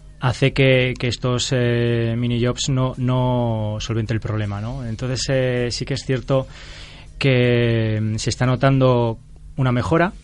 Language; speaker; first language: Spanish; native; Spanish